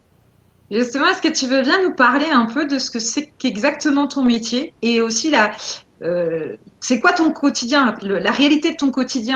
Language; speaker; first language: French; native; French